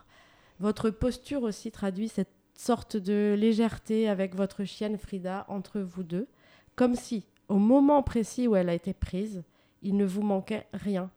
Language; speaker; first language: French; native; French